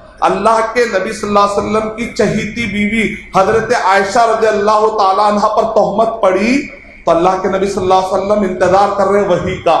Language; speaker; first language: Urdu; native; Urdu